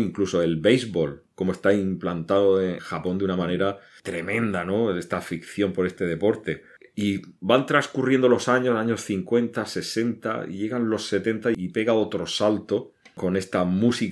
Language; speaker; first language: Spanish; native; Spanish